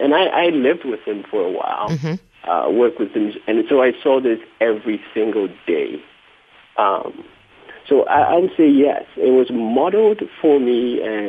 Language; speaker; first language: English; non-native, local second language; Akan